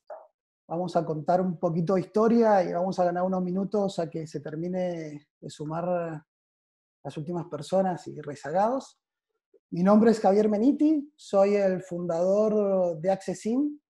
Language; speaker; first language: Spanish; native; Spanish